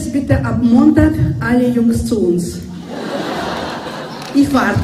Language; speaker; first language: German; non-native, learner; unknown